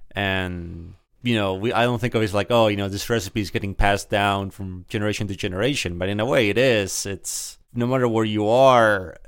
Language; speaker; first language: English; early bilingual, other home language; Spanish